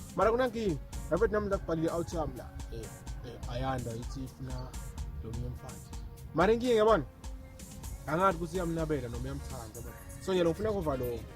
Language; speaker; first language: Zulu; native; Zulu